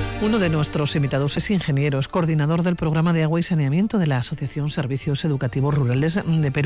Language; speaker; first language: Spanish; native; Spanish